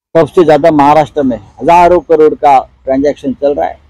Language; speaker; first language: Hindi; non-native, local second language; Marathi